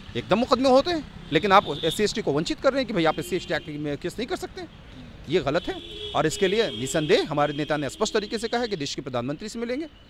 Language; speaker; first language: Hindi; native; Hindi